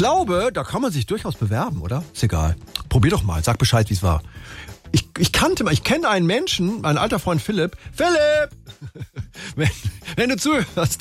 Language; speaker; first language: German; native; German